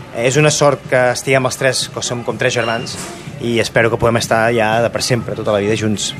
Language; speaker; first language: Catalan; native; Catalan